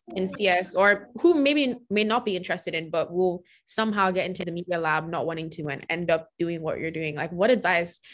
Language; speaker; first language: English; non-native, local second language; Yoruba